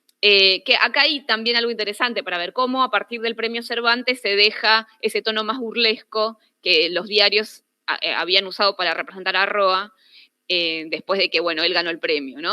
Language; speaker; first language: Spanish; native; Spanish